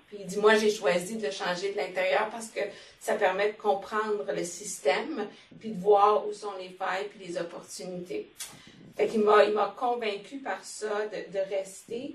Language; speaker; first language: French; native; French